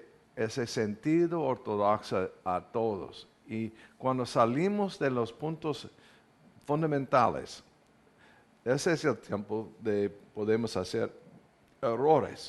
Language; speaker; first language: Spanish; non-native, learner; English